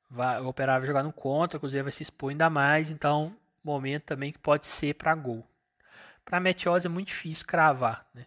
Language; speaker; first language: Portuguese; native; Portuguese